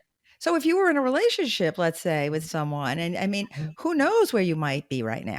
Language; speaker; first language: English; native; English